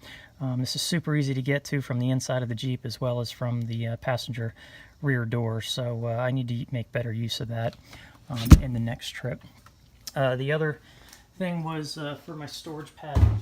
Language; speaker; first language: English; native; English